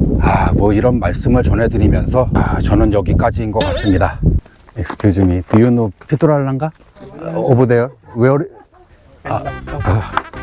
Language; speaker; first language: Korean; native; Korean